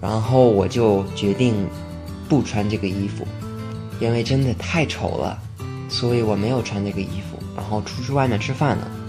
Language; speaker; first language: Chinese; early bilingual, heritage; English